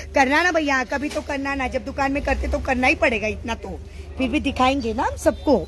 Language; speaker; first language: Hindi; non-native, local second language; Marathi